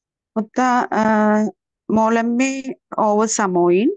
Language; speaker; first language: Finnish; non-native, learner; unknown